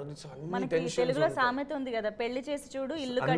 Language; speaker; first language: Telugu; native; Telugu